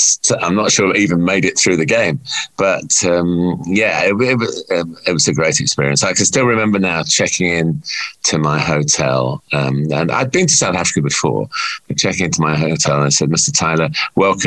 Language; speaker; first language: English; native; English